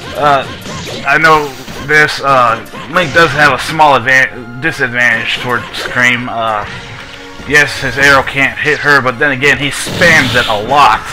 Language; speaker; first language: English; native; English